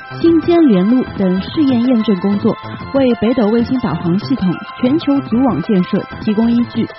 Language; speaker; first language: Chinese; native; Chinese